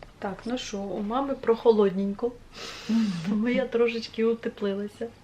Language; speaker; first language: Ukrainian; native; Ukrainian